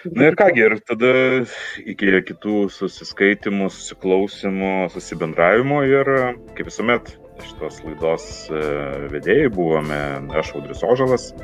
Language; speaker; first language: Lithuanian; native; Lithuanian